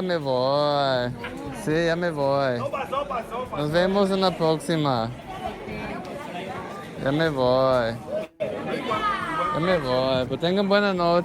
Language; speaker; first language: Spanish; non-native, learner; English